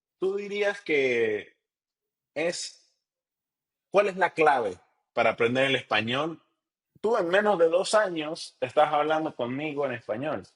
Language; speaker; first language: Spanish; native; Spanish